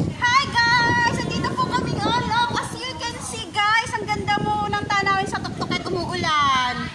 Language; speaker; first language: Filipino; non-native, local second language; Waray